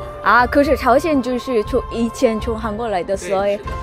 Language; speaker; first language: Chinese; non-native, learner; Korean